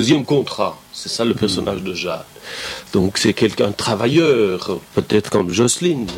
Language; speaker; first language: French; non-native, fluent; Persian